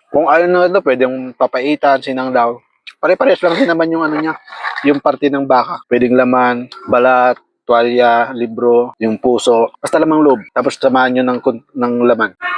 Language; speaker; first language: Filipino; native; Filipino